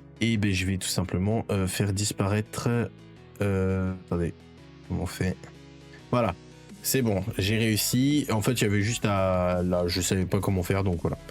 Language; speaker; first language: French; native; French